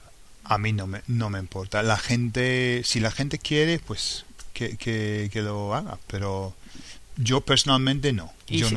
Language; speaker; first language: Spanish; non-native, fluent; English